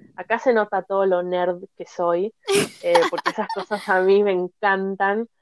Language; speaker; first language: Spanish; native; Spanish